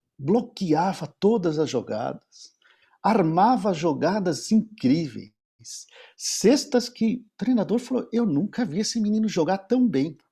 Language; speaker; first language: Portuguese; native; Portuguese